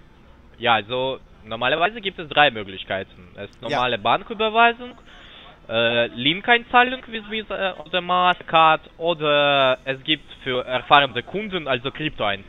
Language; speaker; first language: German; non-native, learner; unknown